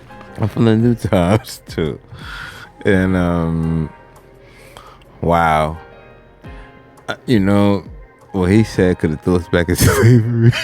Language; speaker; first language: English; native; English